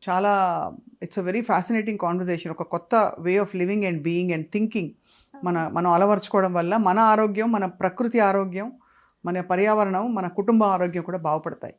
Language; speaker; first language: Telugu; native; Telugu